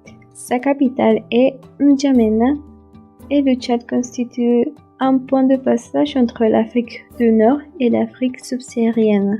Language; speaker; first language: French; non-native, learner; Portuguese